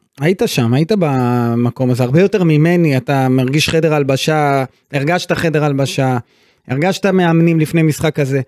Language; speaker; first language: Hebrew; native; Hebrew